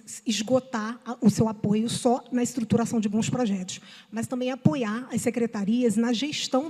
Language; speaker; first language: Portuguese; native; Portuguese